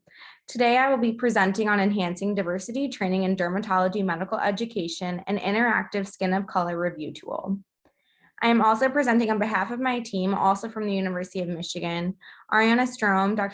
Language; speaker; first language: English; native; English